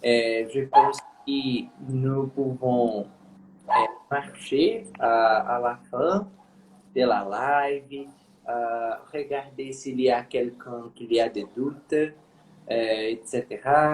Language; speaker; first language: French; non-native, learner; Portuguese